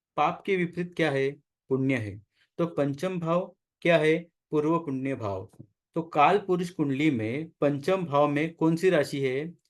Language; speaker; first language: Hindi; non-native, local second language; Marathi